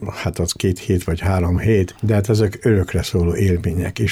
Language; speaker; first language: Hungarian; early bilingual, other home language; Spanish